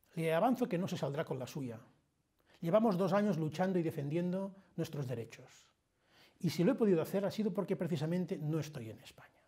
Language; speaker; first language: Spanish; non-native, local second language; Catalan